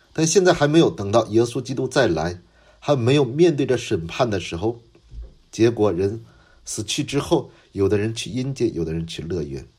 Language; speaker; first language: Chinese; non-native, fluent; Korean